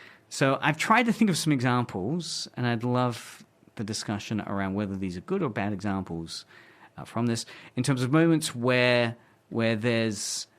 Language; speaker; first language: English; native; English